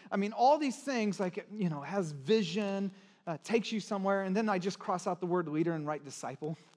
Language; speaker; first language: English; native; English